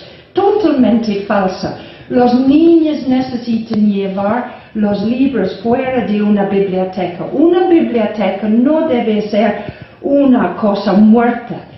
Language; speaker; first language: Spanish; non-native, fluent; English